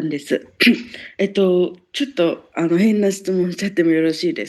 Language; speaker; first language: Japanese; non-native, fluent; Vietnamese